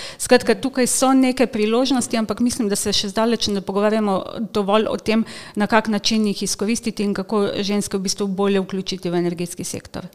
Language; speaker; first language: Slovenian; native; Slovenian